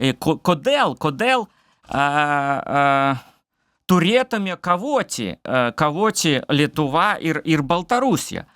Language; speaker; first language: Lithuanian; non-native, learner; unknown